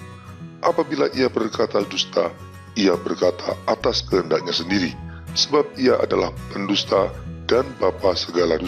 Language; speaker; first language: Indonesian; native; Indonesian